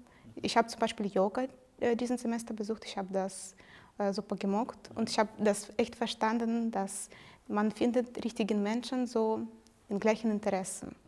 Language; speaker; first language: German; non-native, fluent; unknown